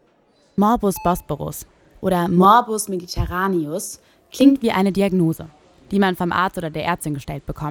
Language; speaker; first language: German; native; German